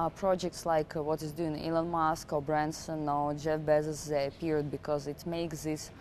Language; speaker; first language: English; non-native, fluent; Russian